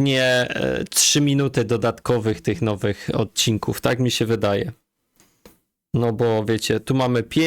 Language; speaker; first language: Polish; native; Polish